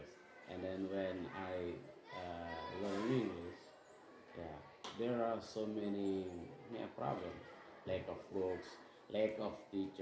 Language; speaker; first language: English; non-native, fluent; Indonesian